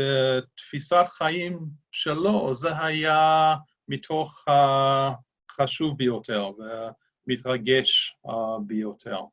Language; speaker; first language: Hebrew; non-native, fluent; English